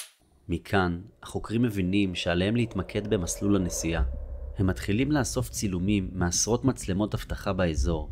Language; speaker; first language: Hebrew; native; Hebrew